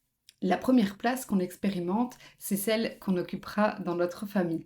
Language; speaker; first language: French; native; French